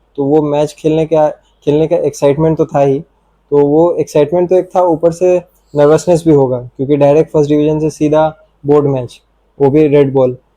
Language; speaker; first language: Hindi; non-native, local second language; Bangla